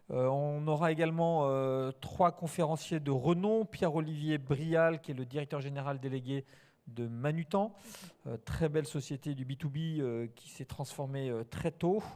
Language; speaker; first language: French; native; French